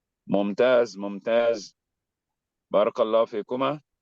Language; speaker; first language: Arabic; non-native, fluent; English